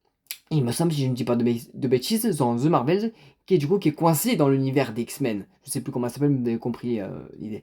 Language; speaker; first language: French; native; French